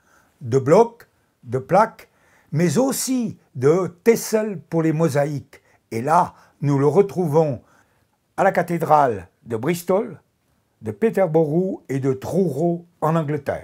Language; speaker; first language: French; native; French